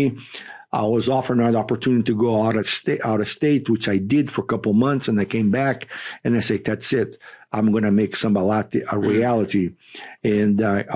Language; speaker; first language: English; non-native, fluent; Portuguese